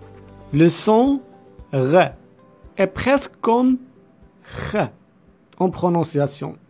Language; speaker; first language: French; non-native, local second language; Arabic